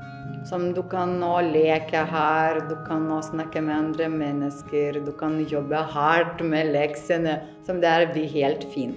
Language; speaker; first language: Norwegian; non-native, learner; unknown